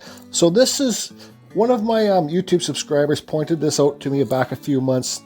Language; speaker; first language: English; native; English